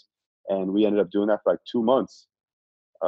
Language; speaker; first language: English; native; English